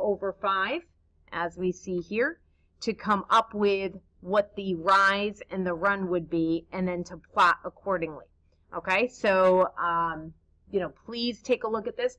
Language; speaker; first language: English; native; English